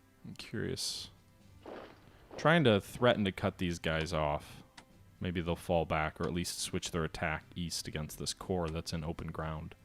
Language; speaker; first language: English; native; English